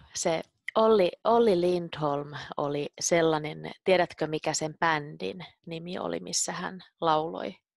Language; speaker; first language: Finnish; native; Finnish